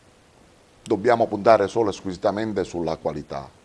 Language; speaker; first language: Italian; native; Italian